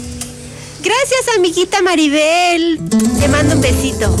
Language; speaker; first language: Spanish; native; Spanish